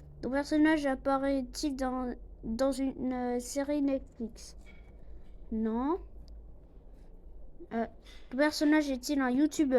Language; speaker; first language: French; non-native, local second language; Arabic